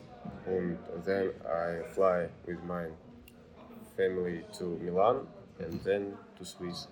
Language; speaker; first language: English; non-native, learner; Ukrainian